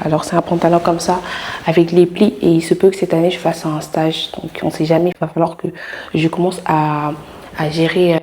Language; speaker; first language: French; non-native, local second language; Wolof